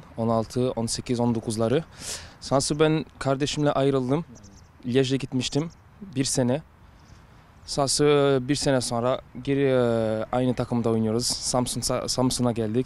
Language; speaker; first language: Turkish; early bilingual, heritage; French